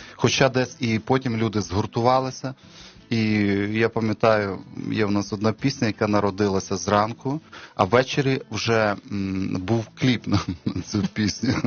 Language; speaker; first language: Ukrainian; native; Ukrainian